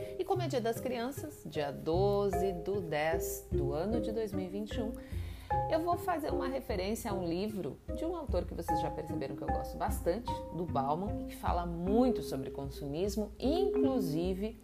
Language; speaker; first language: Portuguese; native; Portuguese